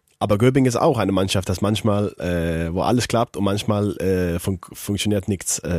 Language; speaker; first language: German; non-native, learner; Faroese